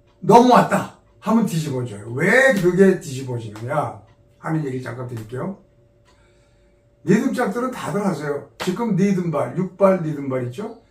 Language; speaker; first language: Korean; native; Korean